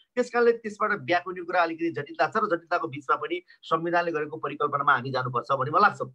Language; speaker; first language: Nepali; native; Nepali